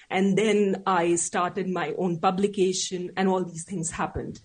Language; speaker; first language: English; non-native, local second language; Hindi